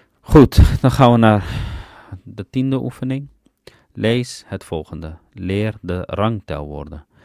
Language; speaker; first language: Dutch; early bilingual, other home language; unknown